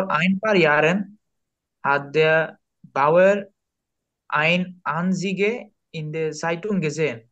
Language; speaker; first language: German; non-native, learner; Bangla